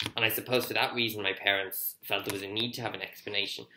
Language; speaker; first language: English; native; English